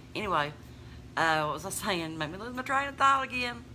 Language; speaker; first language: English; native; English